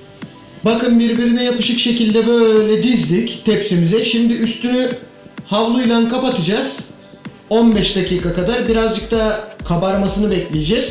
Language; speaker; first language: Turkish; native; Turkish